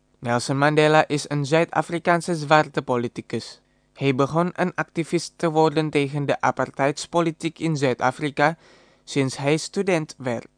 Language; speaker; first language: Dutch; non-native, fluent; Indonesian